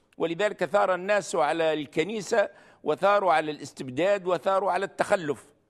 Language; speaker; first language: Arabic; native; Arabic